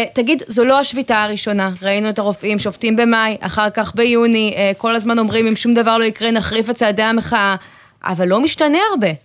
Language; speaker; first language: Hebrew; native; Hebrew